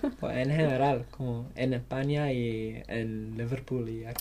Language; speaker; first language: Spanish; non-native, learner; English